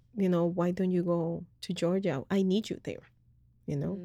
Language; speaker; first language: English; early bilingual, other home language; Spanish